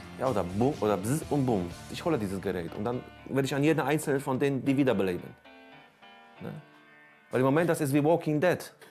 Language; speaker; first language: German; non-native, fluent; Polish